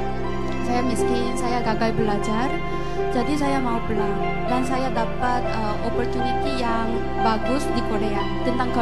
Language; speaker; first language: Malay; non-native, fluent; Korean